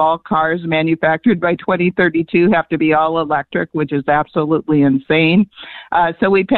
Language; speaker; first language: English; native; English